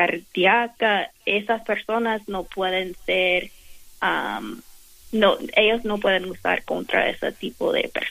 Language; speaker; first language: Spanish; non-native, fluent; English